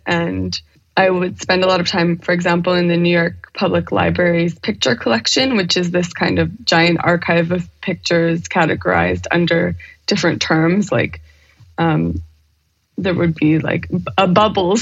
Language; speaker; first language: English; native; English